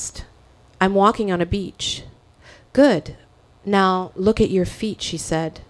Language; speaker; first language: English; early bilingual, other home language; French